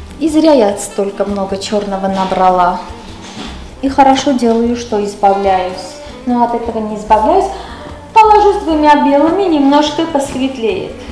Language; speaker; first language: Russian; non-native, local second language; Armenian